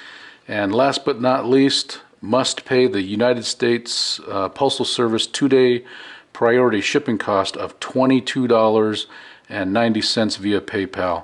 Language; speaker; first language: English; native; English